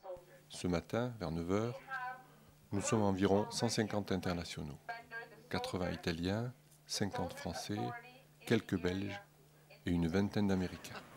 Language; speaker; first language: French; native; French